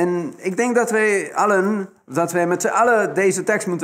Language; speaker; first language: Dutch; non-native, fluent; Spanish